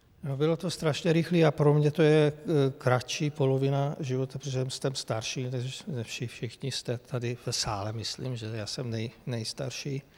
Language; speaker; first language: Czech; non-native, fluent; Hungarian